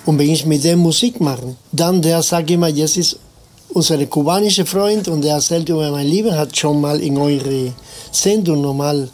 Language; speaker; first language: German; non-native, fluent; Spanish